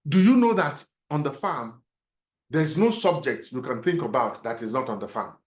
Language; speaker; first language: English; non-native, local second language; Yoruba